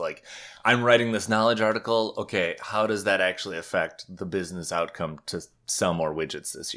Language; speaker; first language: English; native; English